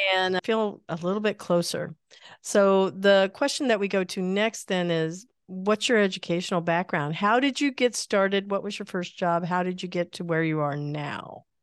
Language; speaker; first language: English; native; English